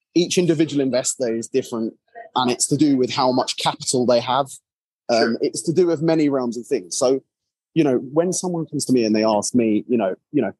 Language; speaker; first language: English; native; English